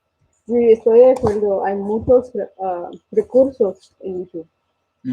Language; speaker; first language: Spanish; non-native, fluent; English